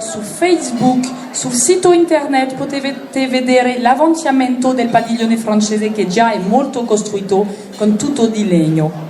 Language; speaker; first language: Italian; non-native, learner; French